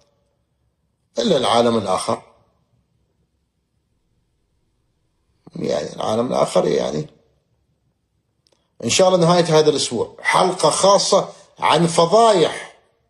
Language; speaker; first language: Arabic; native; Arabic